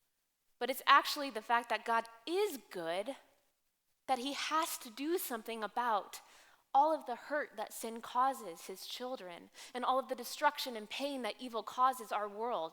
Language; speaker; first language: English; native; English